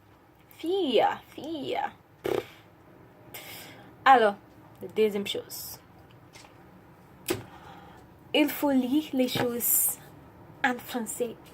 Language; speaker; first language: French; non-native, learner; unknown